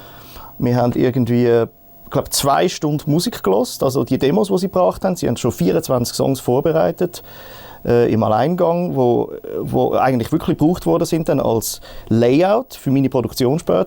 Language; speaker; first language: German; native; German